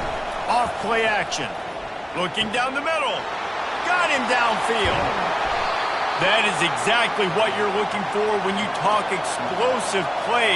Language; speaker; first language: English; native; English